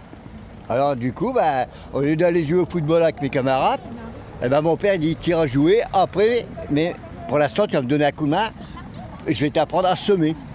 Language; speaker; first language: French; native; French